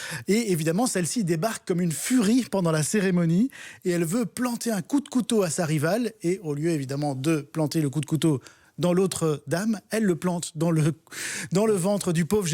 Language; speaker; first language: French; native; French